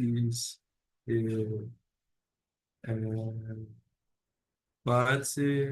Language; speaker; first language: English; non-native, learner; Portuguese